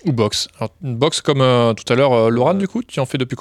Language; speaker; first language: French; native; French